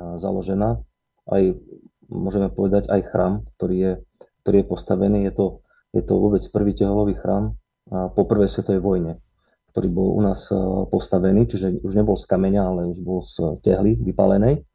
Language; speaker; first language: Slovak; native; Slovak